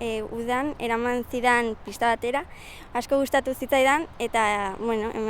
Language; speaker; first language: Basque; non-native, local second language; Spanish